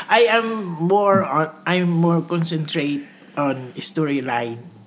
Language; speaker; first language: English; non-native, local second language; Cebuano